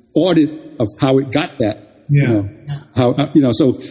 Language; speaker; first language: English; early bilingual, other home language; Jamaican Creole English